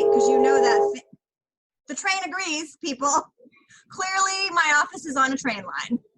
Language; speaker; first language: English; native; English